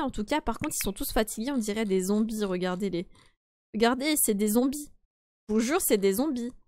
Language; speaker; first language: French; native; French